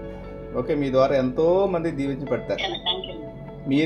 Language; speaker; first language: Telugu; native; Telugu